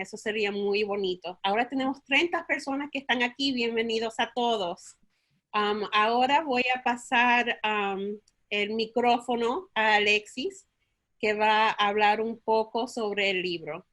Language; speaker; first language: Spanish; early bilingual, heritage; Spanish